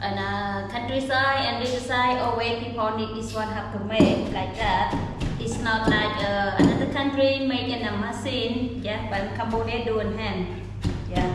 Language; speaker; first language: English; non-native, learner; Khmer